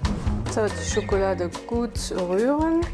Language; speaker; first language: German; non-native, fluent; French